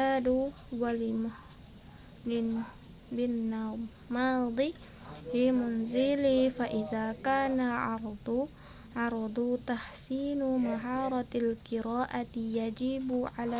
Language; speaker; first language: Arabic; non-native, learner; Indonesian